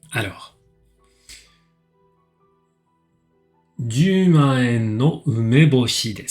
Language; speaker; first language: Japanese; non-native, fluent; French